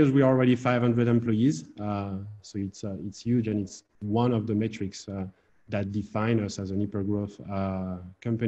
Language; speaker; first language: English; non-native, fluent; French